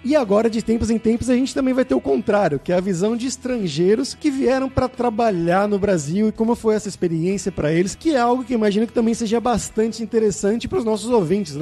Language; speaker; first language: Portuguese; native; Portuguese